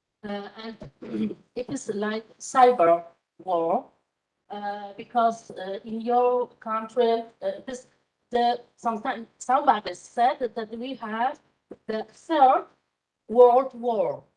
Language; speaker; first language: English; non-native, fluent; Polish